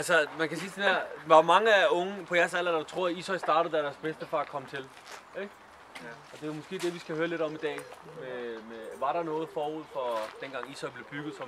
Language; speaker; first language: Danish; native; Danish